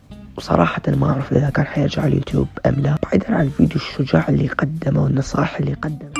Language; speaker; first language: Arabic; native; Arabic